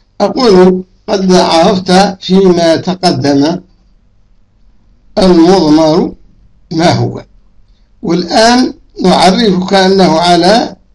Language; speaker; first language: Arabic; native; Arabic